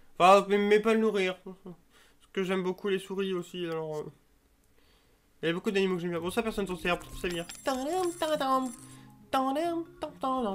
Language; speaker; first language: French; native; French